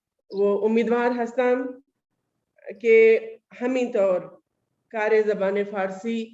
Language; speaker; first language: Persian; non-native, fluent; Urdu